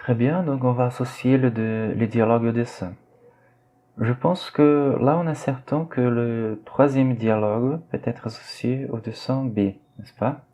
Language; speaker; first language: French; non-native, fluent; Portuguese